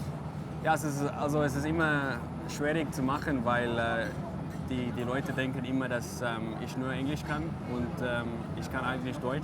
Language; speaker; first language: German; non-native, learner; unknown